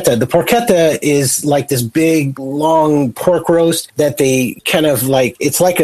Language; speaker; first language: English; native; English